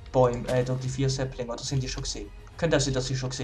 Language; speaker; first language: German; native; German